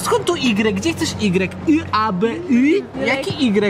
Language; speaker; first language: Polish; native; Polish